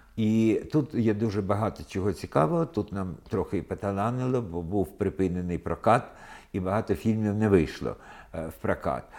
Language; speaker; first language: Ukrainian; non-native, local second language; Russian